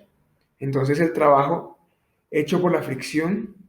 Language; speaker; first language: Spanish; native; Spanish